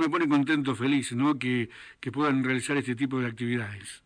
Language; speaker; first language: Spanish; native; Spanish